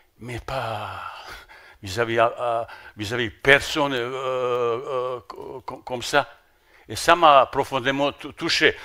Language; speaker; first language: French; non-native, fluent; Bosnian